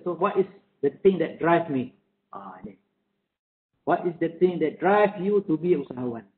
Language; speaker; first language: English; non-native, local second language; Malay